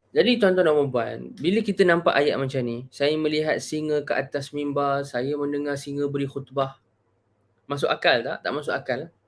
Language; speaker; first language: Malay; native; Malay